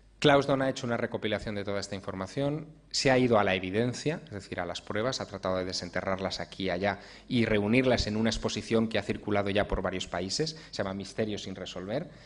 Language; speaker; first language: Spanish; native; Spanish